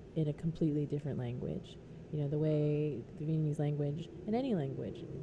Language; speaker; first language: English; native; English